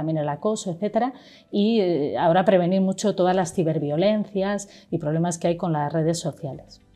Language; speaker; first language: Spanish; native; Spanish